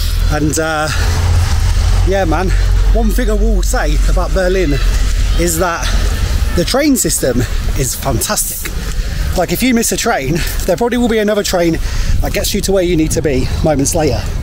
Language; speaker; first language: English; native; English